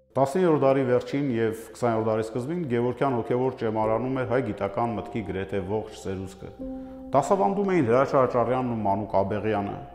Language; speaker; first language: Armenian; native; Armenian